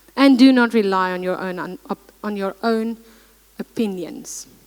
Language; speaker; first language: English; non-native, local second language; Afrikaans